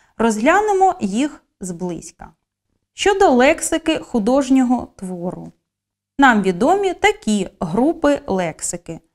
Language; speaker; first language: Ukrainian; native; Ukrainian